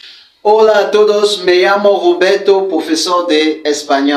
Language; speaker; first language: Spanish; non-native, fluent; French